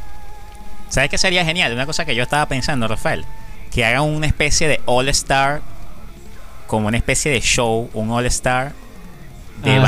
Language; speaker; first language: Spanish; native; Spanish